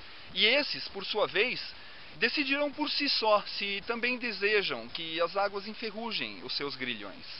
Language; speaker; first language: Portuguese; native; Portuguese